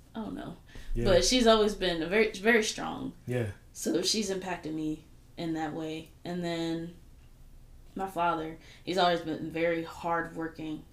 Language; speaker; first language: English; native; English